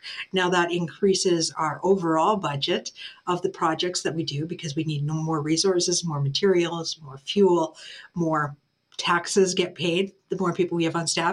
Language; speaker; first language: English; native; English